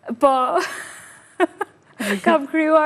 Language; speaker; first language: Albanian; non-native, learner; English